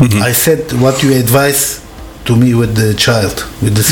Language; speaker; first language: English; non-native, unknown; Turkish